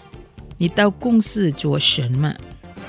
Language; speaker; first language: Chinese; non-native, fluent; Indonesian